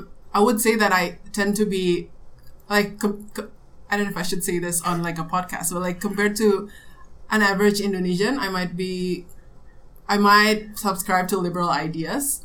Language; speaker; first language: English; non-native, fluent; Indonesian